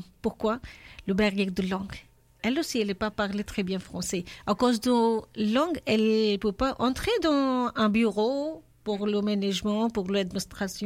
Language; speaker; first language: French; non-native, learner; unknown